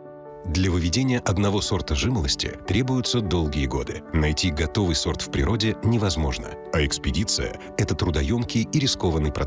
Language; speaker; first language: Russian; native; Russian